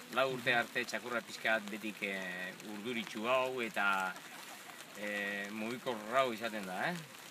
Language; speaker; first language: Basque; native; Basque